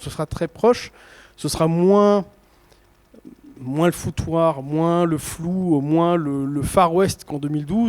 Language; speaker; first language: French; native; French